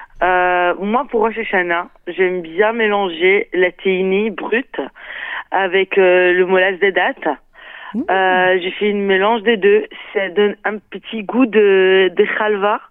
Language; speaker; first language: French; non-native, fluent; Hebrew